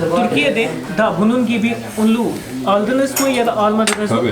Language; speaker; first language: Turkish; non-native, learner; Urdu